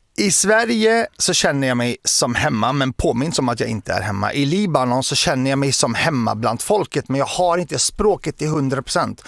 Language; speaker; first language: Swedish; early bilingual, other home language; Arabic